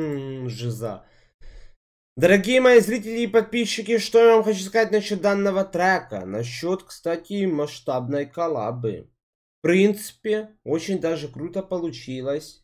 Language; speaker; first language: Russian; native; Russian